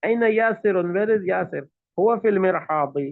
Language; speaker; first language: Arabic; non-native, fluent; Urdu